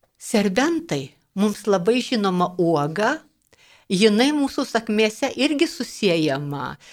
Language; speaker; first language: Lithuanian; native; Lithuanian